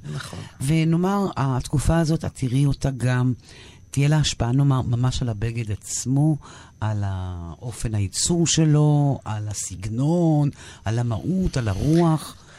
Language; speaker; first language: Hebrew; native; Hebrew